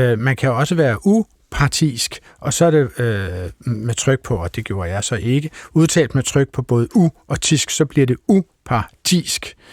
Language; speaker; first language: Danish; native; Danish